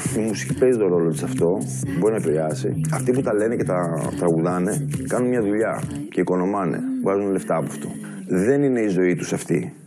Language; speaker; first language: Greek; early bilingual, heritage; Greek